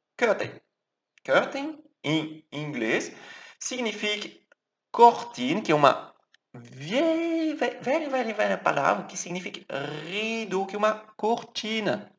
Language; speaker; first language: Portuguese; non-native, fluent; French